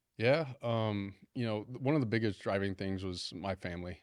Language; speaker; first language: English; native; English